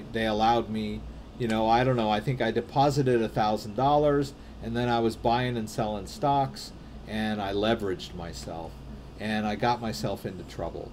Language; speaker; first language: English; native; English